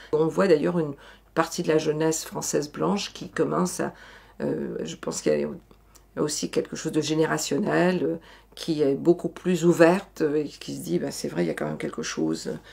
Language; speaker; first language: French; native; French